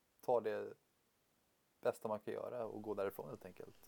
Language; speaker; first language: Swedish; native; Swedish